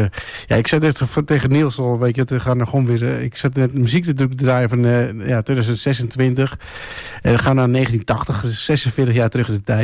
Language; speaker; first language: Dutch; native; Dutch